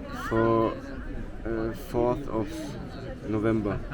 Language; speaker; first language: English; non-native, fluent; German